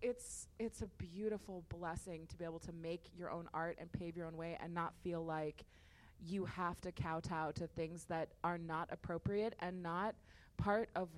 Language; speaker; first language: English; native; English